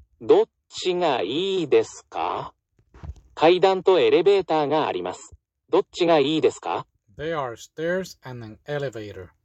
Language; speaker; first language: Japanese; non-native, learner; English